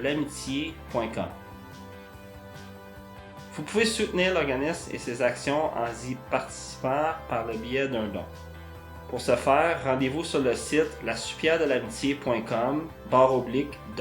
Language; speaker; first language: French; native; French